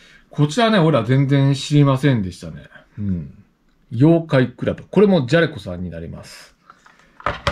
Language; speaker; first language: Japanese; native; Japanese